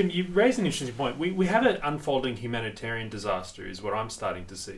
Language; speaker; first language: English; native; English